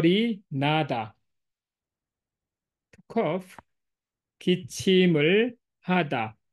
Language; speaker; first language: Korean; non-native, fluent; English